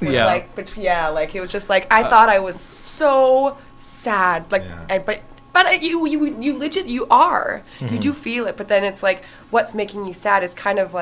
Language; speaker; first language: English; native; English